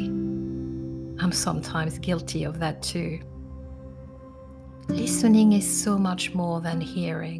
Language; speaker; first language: English; non-native, fluent; French